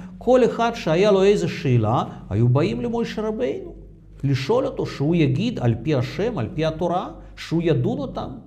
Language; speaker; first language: Hebrew; non-native, fluent; Russian